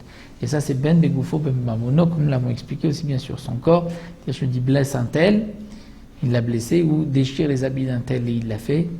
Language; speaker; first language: French; native; French